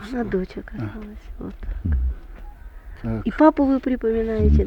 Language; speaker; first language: Russian; native; Russian